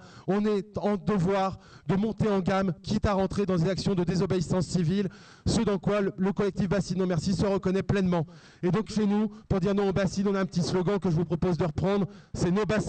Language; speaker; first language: French; native; French